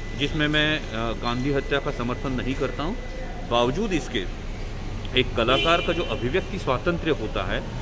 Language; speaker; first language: Hindi; non-native, local second language; Marathi